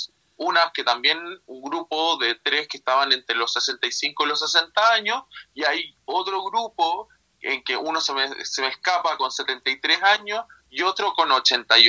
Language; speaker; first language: Spanish; native; Spanish